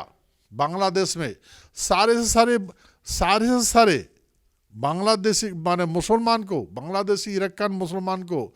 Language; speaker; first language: Hindi; non-native, local second language; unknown